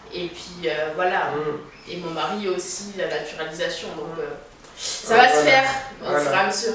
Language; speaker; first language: French; native; French